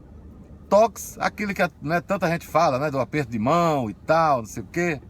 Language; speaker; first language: Portuguese; native; Portuguese